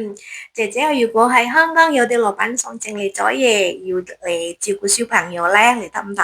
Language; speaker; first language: Cantonese; native; Cantonese